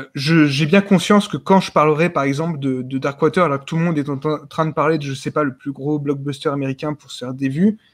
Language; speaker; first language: French; native; French